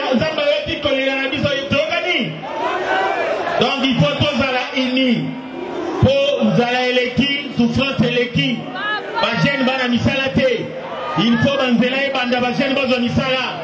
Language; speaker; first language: Lingala; native; Lingala